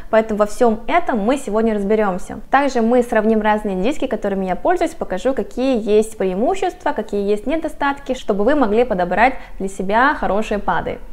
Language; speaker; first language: Russian; non-native, fluent; Korean